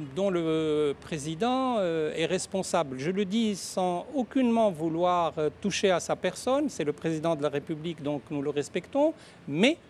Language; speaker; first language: French; non-native, local second language; Arabic